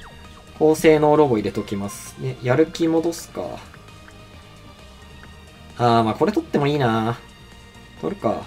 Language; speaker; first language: Japanese; native; Japanese